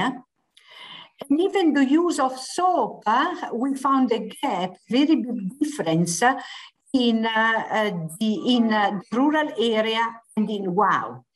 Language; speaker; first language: English; non-native, fluent; Italian